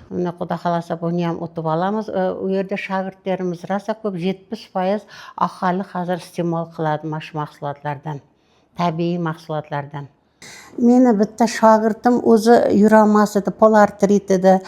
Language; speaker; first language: Uzbek; non-native, local second language; Kazakh